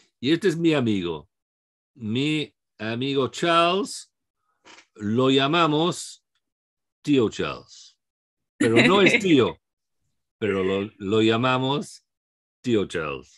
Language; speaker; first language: Spanish; non-native, fluent; English